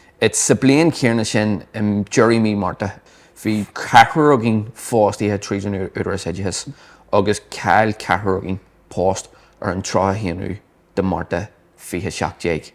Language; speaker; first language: Irish; non-native, local second language; English